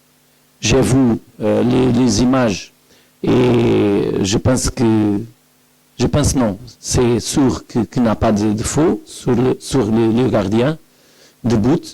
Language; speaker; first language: French; non-native, learner; Portuguese